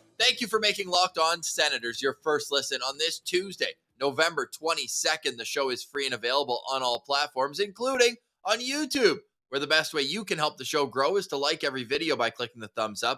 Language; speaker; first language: English; native; English